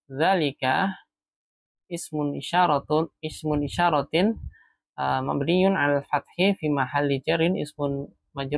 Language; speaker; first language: Arabic; non-native, fluent; Indonesian